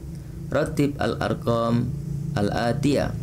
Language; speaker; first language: Arabic; non-native, fluent; Indonesian